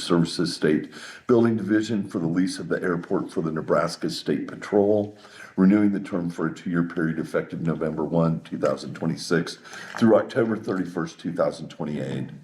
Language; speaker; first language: English; native; English